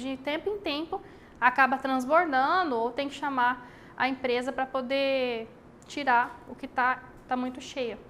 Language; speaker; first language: Portuguese; native; Portuguese